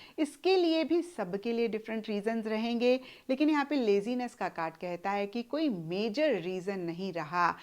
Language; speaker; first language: Hindi; native; Hindi